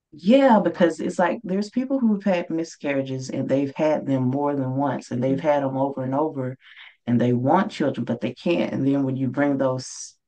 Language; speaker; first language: English; native; English